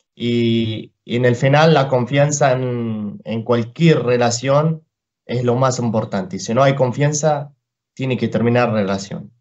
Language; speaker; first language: Spanish; non-native, fluent; Arabic